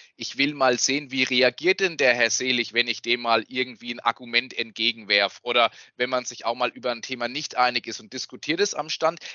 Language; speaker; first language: German; native; German